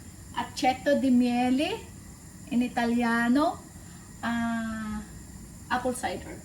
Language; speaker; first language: Italian; non-native, learner; Filipino